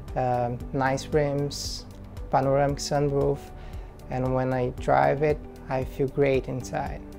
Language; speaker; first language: English; non-native, fluent; Portuguese